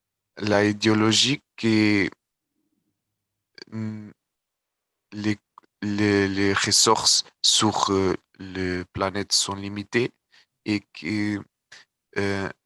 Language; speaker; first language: French; non-native, learner; Portuguese